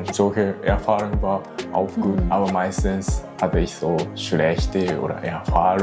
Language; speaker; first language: German; non-native, learner; Japanese